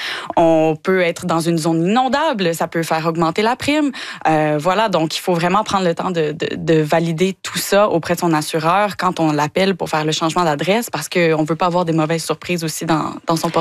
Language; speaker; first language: French; native; French